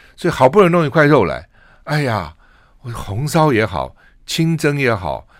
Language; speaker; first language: Chinese; native; Chinese